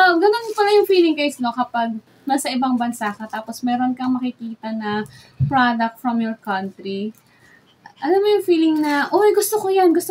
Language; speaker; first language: Filipino; native; Filipino